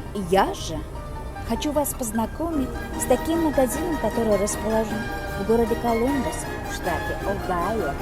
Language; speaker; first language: Russian; non-native, local second language; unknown